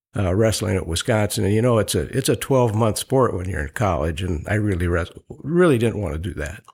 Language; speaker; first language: English; native; English